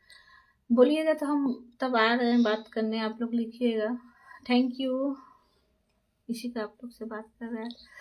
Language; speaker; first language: Hindi; non-native, local second language; Bangla